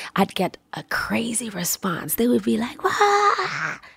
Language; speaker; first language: English; non-native, local second language; Swahili